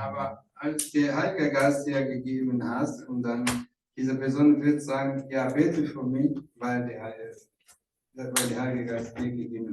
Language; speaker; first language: German; non-native, fluent; Rundi